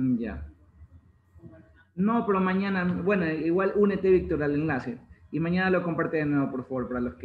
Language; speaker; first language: Spanish; native; Spanish